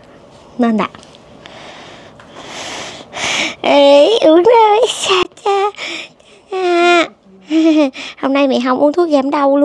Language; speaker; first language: Vietnamese; native; Vietnamese